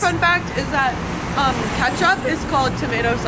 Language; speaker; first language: English; native; English